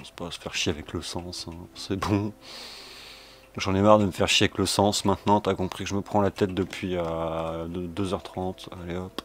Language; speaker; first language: French; native; French